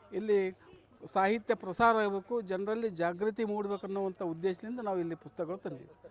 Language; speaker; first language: Kannada; native; Kannada